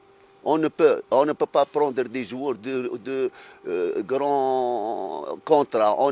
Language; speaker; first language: French; non-native, fluent; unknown